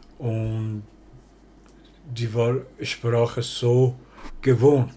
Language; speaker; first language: German; non-native, learner; Persian